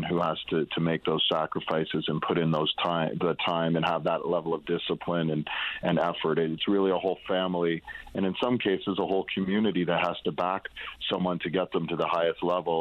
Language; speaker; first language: English; native; English